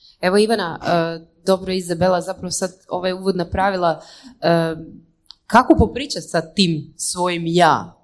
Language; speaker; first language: Croatian; native; Croatian